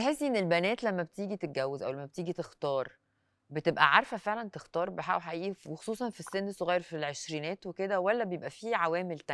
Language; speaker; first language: Arabic; native; Arabic